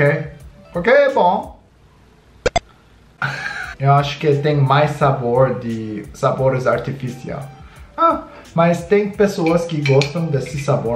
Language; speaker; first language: Portuguese; non-native, learner; English